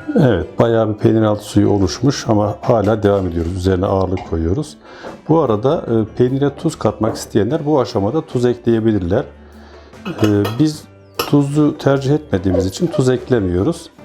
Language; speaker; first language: Turkish; native; Turkish